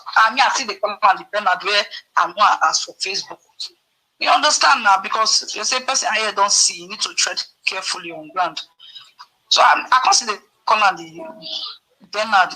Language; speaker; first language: Nigerian Pidgin; non-native, local second language; Yoruba